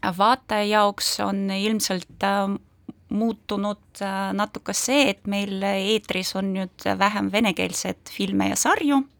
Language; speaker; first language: Estonian; non-native, local second language; Russian